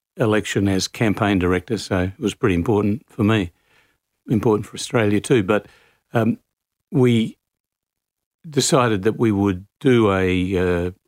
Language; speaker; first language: English; native; English